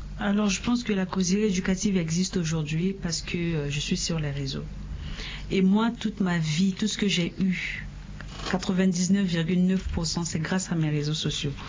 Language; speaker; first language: French; non-native, local second language; Sango